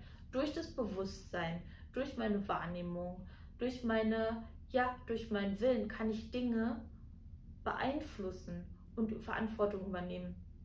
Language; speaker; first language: German; native; German